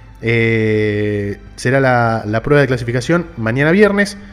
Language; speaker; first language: Spanish; native; Spanish